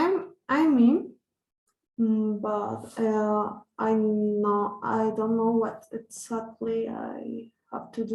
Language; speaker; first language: English; non-native, learner; Spanish